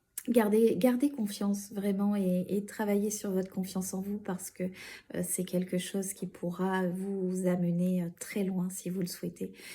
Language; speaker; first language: French; native; French